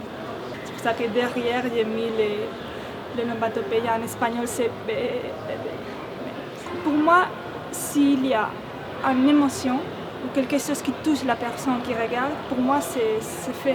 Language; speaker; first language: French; non-native, fluent; Spanish